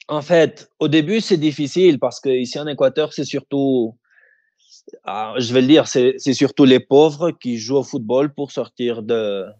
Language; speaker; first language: French; early bilingual, heritage; French